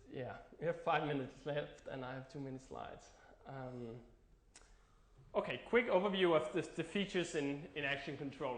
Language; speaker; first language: English; non-native, fluent; Danish